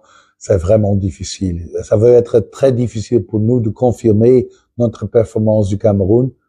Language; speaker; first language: French; non-native, fluent; Dutch